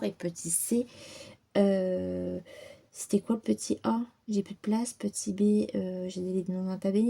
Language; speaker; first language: French; native; French